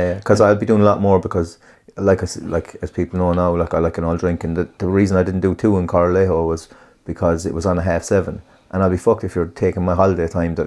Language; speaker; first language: English; native; English